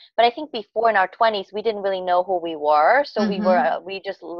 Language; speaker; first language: English; native; English